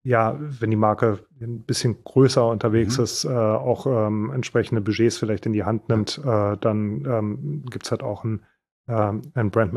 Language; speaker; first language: German; native; German